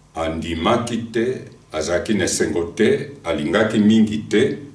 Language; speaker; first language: Lingala; non-native, local second language; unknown